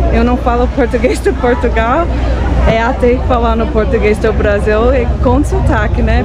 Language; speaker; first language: Portuguese; non-native, fluent; English